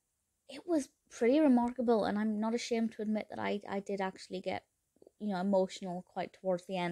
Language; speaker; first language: English; native; English